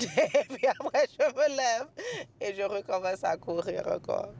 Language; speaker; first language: French; early bilingual, heritage; French